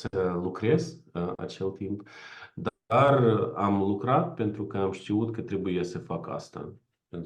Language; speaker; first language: Romanian; non-native, learner; Ukrainian